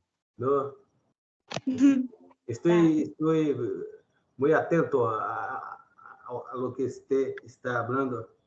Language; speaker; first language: Spanish; non-native, learner; Portuguese